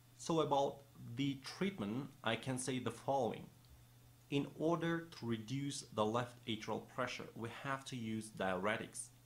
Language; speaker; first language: English; non-native, fluent; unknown